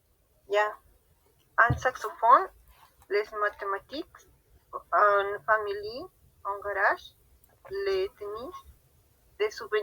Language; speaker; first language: French; non-native, learner; Spanish